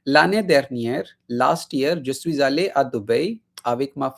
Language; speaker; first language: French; non-native, fluent; Hindi